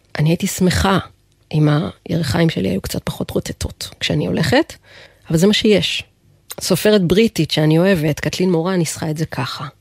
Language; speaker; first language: Hebrew; native; Hebrew